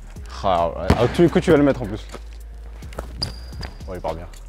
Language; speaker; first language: French; native; French